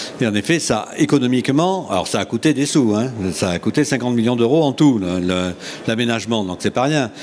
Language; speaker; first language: French; native; French